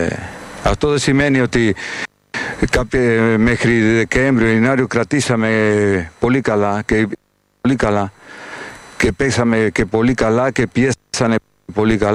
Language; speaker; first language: Greek; non-native, fluent; Spanish